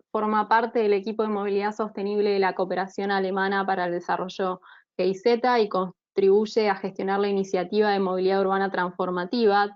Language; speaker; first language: Spanish; native; Spanish